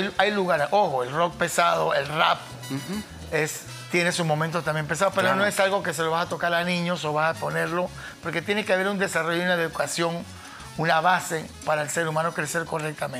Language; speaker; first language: Spanish; native; Spanish